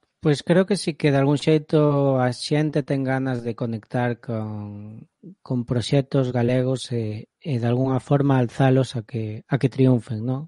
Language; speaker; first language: Galician; native; Galician